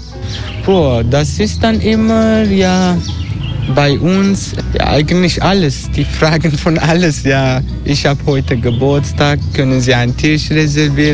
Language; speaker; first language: German; non-native, learner; Turkish